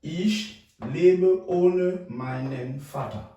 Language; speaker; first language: German; non-native, fluent; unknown